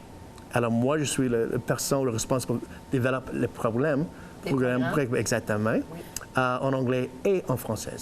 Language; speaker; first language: French; non-native, learner; English